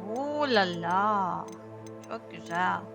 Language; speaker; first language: Turkish; non-native, learner; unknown